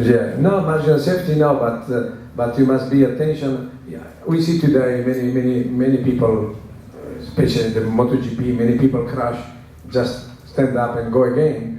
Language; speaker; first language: English; non-native, learner; Italian